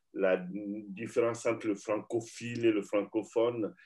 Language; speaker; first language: French; non-native, local second language; Bambara